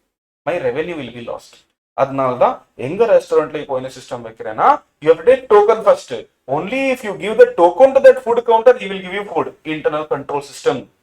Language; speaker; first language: English; non-native, local second language; Tamil